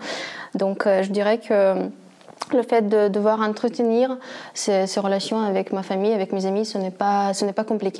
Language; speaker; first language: French; non-native, fluent; Russian